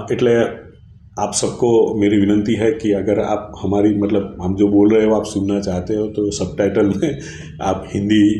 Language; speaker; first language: Hindi; non-native, local second language; Gujarati